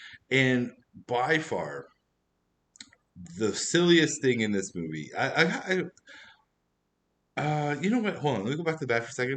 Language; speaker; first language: English; native; English